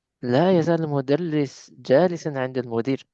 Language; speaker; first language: Arabic; non-native, learner; English